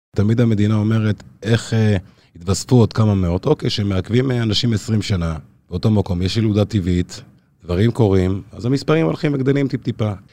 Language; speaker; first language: Hebrew; early bilingual, other home language; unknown